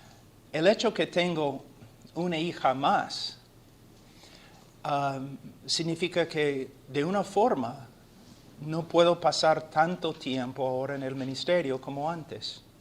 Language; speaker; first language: Spanish; non-native, fluent; English